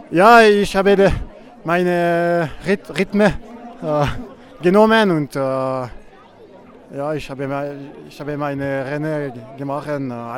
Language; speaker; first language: German; non-native, learner; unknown